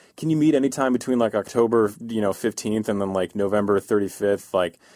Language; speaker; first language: English; native; English